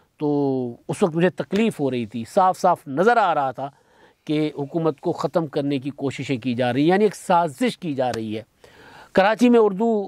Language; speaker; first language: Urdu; non-native, local second language; Sindhi